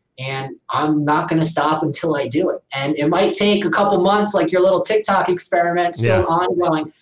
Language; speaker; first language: English; native; English